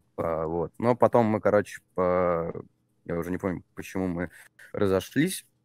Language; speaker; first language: Russian; native; Russian